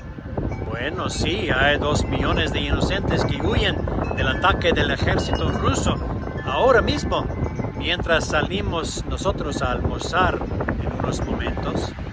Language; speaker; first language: Spanish; non-native, fluent; English